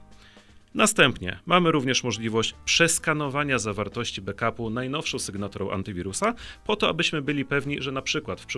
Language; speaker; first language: Polish; native; Polish